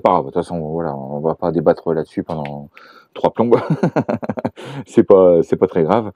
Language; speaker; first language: French; native; French